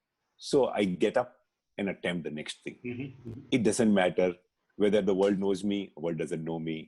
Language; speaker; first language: English; non-native, local second language; Hindi